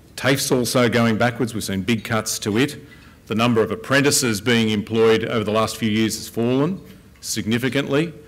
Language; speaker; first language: English; native; English